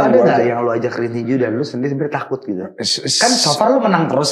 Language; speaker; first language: Indonesian; native; Indonesian